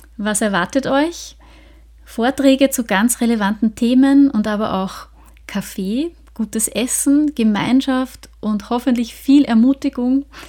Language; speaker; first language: German; native; German